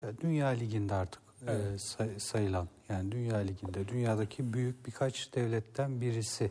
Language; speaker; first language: Turkish; native; Turkish